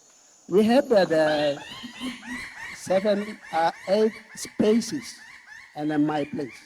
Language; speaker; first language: English; non-native, learner; Indonesian